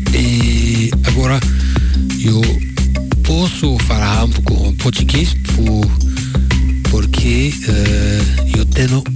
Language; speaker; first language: Portuguese; non-native, learner; English